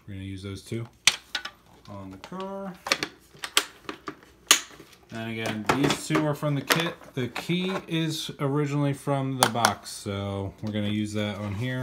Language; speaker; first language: English; native; English